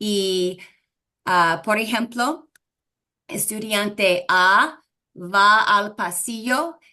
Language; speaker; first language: Spanish; non-native, fluent; English